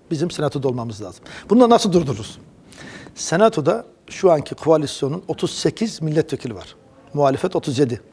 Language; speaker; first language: Turkish; early bilingual, heritage; Turkish